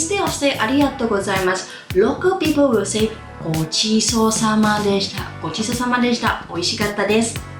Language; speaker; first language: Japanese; non-native, fluent; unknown